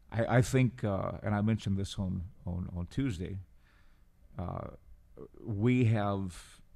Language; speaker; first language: English; non-native, fluent; Spanish